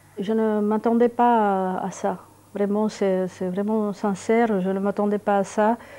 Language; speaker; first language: French; non-native, fluent; Spanish